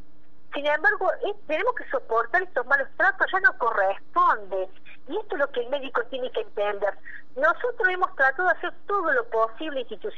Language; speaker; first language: Spanish; native; Spanish